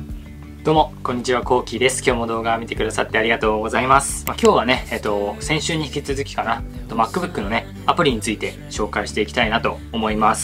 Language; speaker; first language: Japanese; native; Japanese